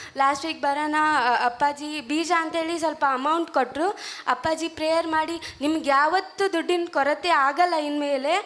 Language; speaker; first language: Kannada; native; Kannada